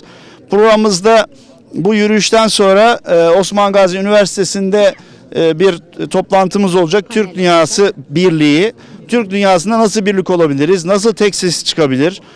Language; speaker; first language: Turkish; native; Turkish